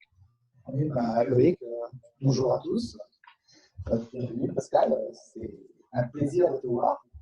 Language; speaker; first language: French; native; French